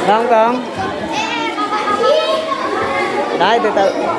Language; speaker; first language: Vietnamese; native; Vietnamese